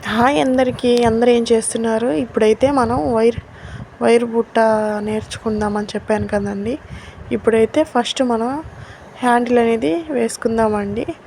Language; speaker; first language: Telugu; non-native, local second language; Urdu